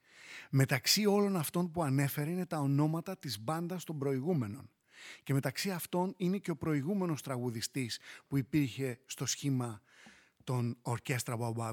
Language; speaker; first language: Greek; native; Greek